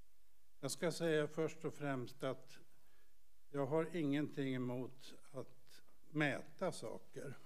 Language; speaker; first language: Swedish; native; Swedish